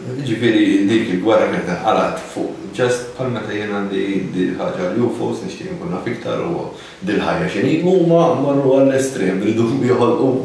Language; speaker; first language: Maltese; native; Maltese